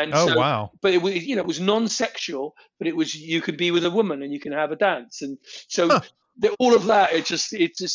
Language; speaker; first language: English; native; English